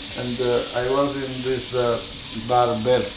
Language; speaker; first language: English; non-native, learner; Hungarian